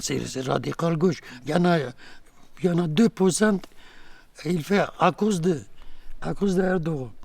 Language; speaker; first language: French; non-native, learner; Kurdish